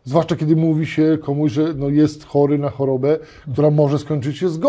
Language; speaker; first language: Polish; native; Polish